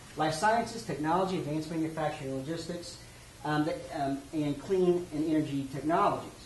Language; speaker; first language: English; native; English